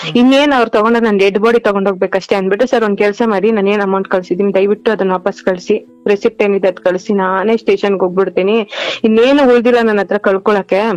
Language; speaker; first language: Kannada; native; Kannada